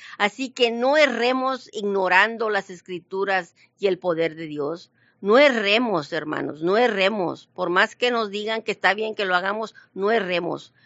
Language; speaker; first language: Spanish; early bilingual, heritage; Spanish